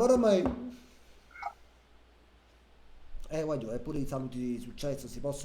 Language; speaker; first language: Italian; native; Italian